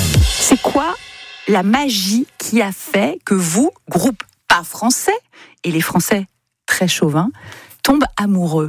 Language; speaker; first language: French; native; French